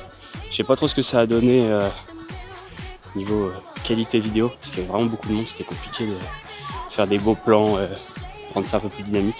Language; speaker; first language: French; native; French